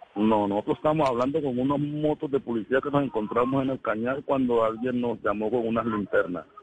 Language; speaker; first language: Spanish; native; Spanish